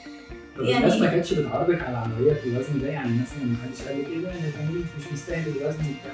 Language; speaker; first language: Arabic; native; Arabic